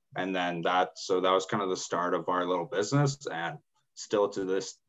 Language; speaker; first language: English; native; English